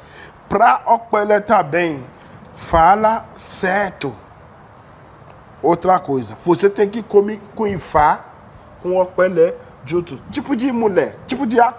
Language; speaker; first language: Portuguese; non-native, learner; Yoruba